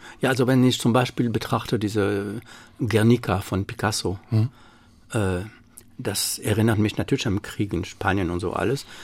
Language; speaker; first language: German; non-native, fluent; French